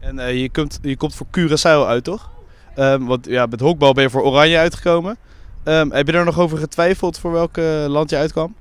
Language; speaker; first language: Dutch; native; Dutch